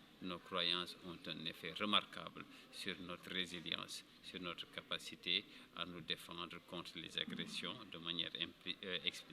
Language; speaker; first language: French; non-native, local second language; Wolof